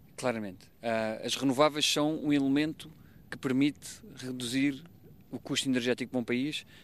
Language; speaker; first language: Portuguese; native; Portuguese